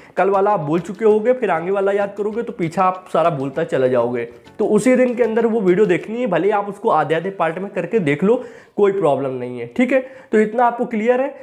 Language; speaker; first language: Hindi; native; Hindi